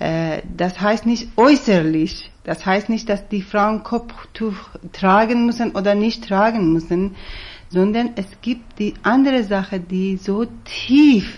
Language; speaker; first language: German; non-native, fluent; Persian